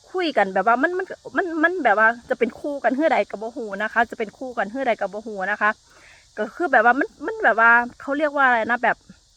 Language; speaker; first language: Thai; native; Thai